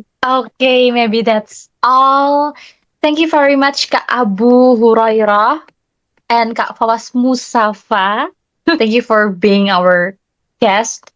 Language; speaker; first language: English; non-native, learner; Indonesian